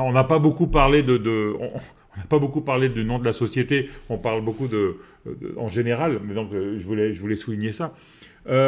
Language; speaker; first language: French; native; French